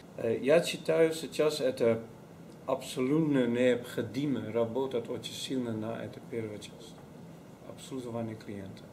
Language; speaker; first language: Russian; non-native, learner; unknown